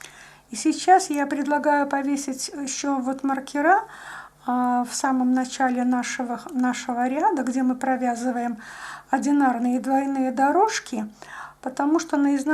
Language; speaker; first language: Russian; native; Russian